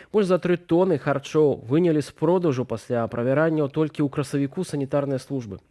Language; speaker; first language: Belarusian; native; Belarusian